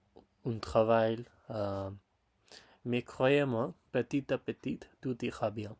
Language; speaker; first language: French; non-native, learner; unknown